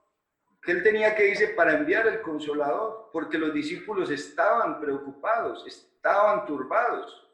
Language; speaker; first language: Spanish; native; Spanish